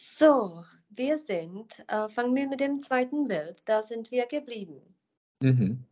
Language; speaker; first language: German; non-native, fluent; Czech